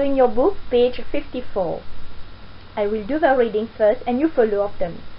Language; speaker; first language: English; non-native, fluent; French